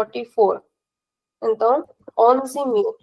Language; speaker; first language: Portuguese; non-native, fluent; Hindi